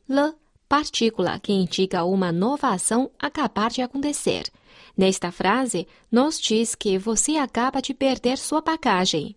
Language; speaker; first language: Portuguese; non-native, fluent; Chinese